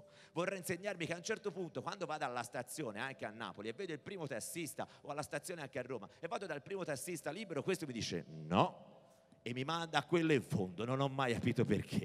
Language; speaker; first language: Italian; native; Italian